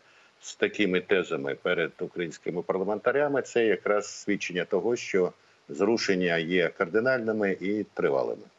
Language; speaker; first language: Ukrainian; native; Ukrainian